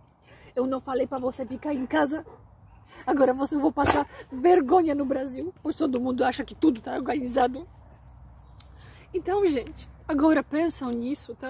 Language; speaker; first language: Portuguese; non-native, fluent; Polish